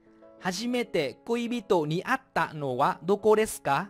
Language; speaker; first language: Japanese; non-native, fluent; Vietnamese